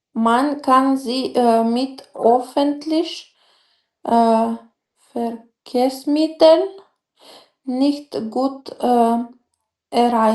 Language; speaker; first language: German; non-native, learner; Macedonian